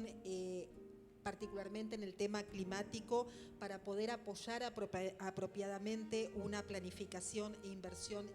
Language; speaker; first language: Spanish; native; Spanish